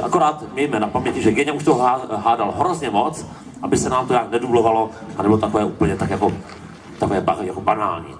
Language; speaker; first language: Czech; native; Czech